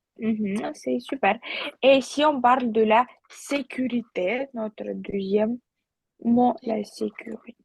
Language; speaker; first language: French; non-native, fluent; Russian